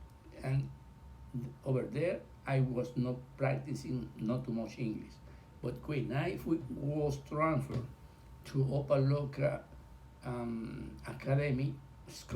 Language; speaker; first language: English; non-native, learner; Spanish